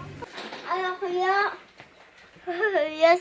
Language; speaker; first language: French; native; French